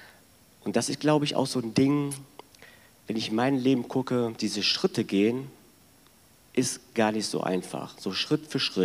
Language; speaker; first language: German; native; German